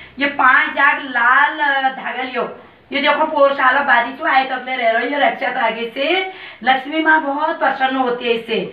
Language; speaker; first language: Hindi; native; Hindi